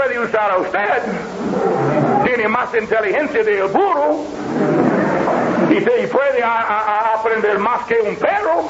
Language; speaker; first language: Spanish; non-native, learner; English